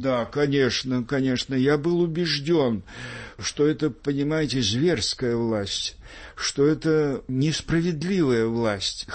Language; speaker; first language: Russian; native; Russian